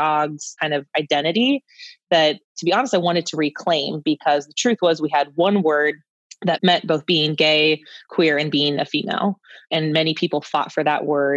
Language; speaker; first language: English; native; English